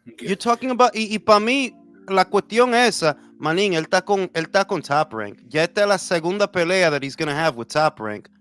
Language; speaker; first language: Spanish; early bilingual, heritage; Spanish